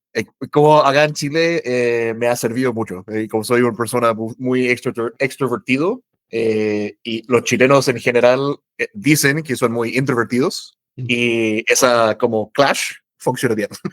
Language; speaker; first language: Spanish; non-native, fluent; English